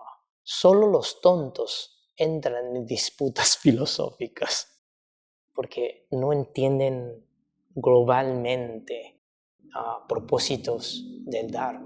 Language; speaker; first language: Spanish; non-native, fluent; Chinese